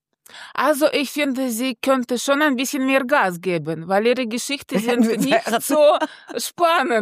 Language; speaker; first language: German; non-native, fluent; Russian